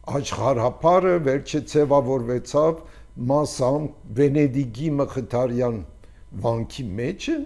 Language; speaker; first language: Armenian; early bilingual, heritage; Armenian